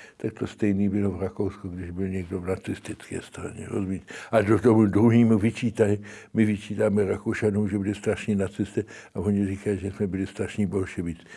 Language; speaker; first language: Czech; early bilingual, heritage; Czech